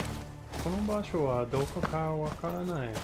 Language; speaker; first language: Japanese; non-native, learner; English